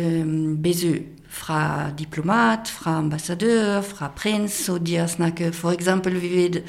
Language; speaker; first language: Danish; non-native, fluent; French